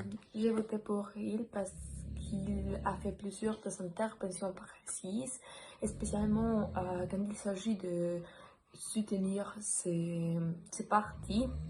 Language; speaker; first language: French; non-native, learner; Spanish